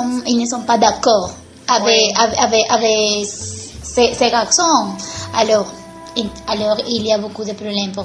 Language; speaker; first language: French; non-native, learner; Spanish